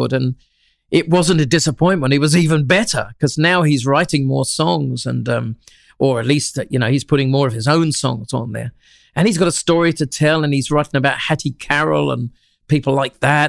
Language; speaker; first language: English; native; English